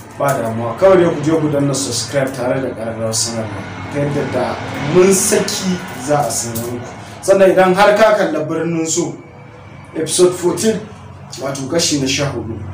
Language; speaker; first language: Hausa; non-native, local second language; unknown